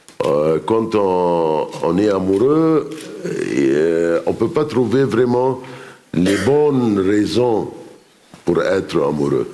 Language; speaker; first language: French; non-native, fluent; Arabic